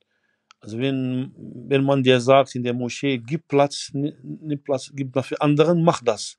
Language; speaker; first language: German; non-native, fluent; Arabic